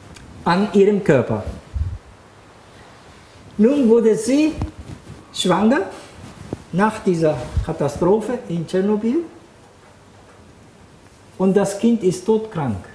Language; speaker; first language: German; non-native, fluent; Japanese